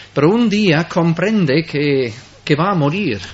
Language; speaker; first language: Spanish; non-native, fluent; English